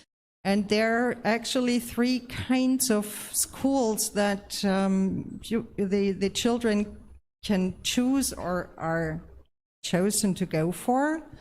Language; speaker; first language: English; non-native, fluent; German